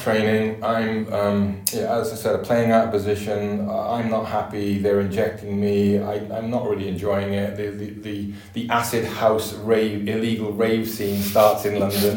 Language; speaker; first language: English; native; English